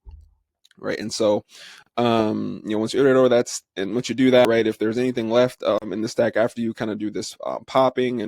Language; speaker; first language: English; native; English